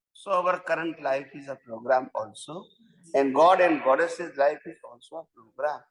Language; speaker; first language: English; non-native, local second language; Gujarati